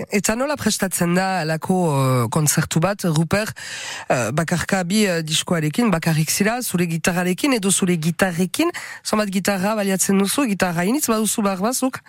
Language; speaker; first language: Basque; native; Basque